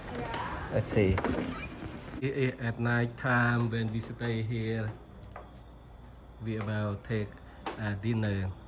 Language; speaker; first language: English; non-native, learner; Vietnamese